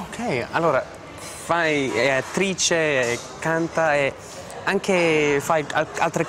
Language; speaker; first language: Italian; non-native, learner; English